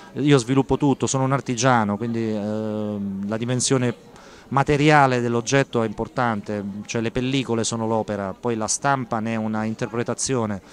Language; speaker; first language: Italian; native; Italian